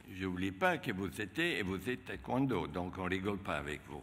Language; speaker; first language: French; non-native, fluent; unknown